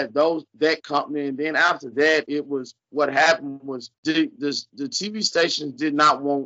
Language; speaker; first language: English; native; English